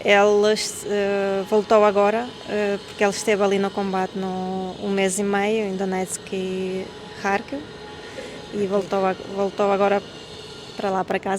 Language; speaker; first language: Portuguese; non-native, fluent; Ukrainian